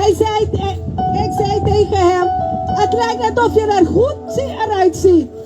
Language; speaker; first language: Dutch; non-native, local second language; Papiamento